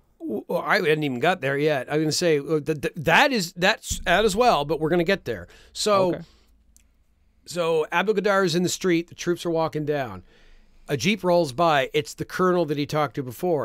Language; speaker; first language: English; native; English